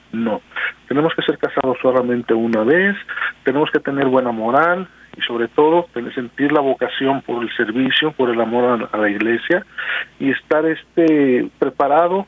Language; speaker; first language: Spanish; native; Spanish